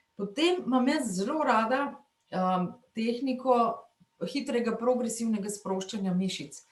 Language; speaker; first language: Slovenian; native; Slovenian